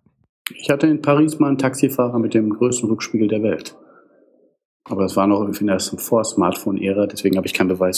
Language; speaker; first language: German; native; German